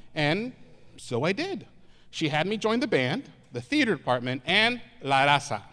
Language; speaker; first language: English; native; English